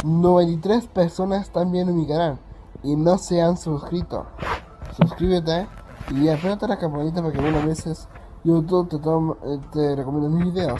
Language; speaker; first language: Spanish; native; Spanish